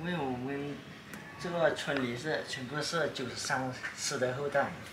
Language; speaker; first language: Chinese; early bilingual, heritage; Chinese